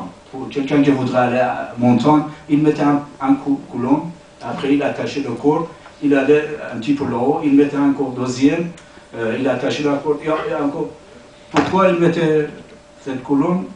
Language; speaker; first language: French; non-native, learner; Persian